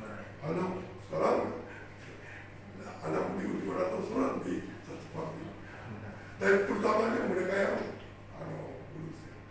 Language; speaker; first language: Indonesian; non-native, fluent; Japanese